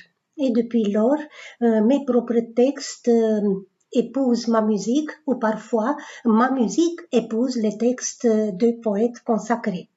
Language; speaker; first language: French; non-native, fluent; Romanian